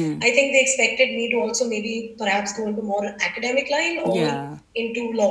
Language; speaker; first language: English; non-native, local second language; Gujarati